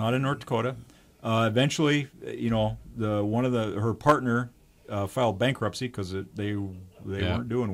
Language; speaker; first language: English; native; English